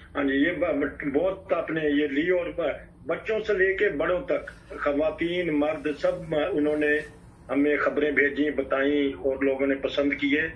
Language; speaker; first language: Urdu; non-native, local second language; Punjabi